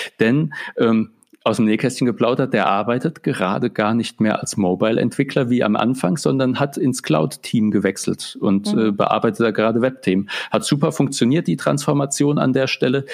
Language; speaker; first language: German; native; German